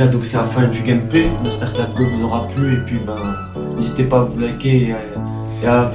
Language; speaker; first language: French; native; French